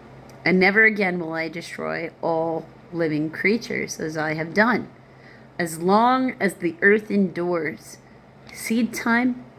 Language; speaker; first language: English; native; English